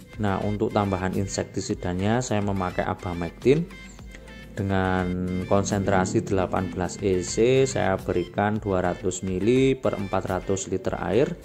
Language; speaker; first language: Indonesian; non-native, local second language; Javanese